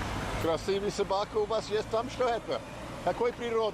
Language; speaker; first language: Russian; non-native, learner; English